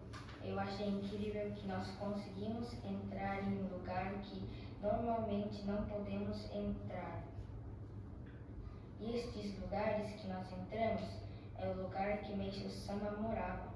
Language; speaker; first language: Portuguese; early bilingual, heritage; Portuguese